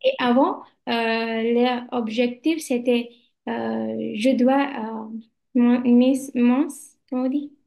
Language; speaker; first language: French; non-native, learner; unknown